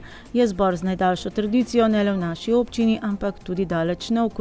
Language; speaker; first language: Slovenian; native; Slovenian